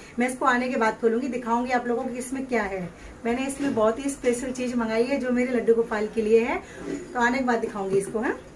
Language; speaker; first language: Hindi; native; Hindi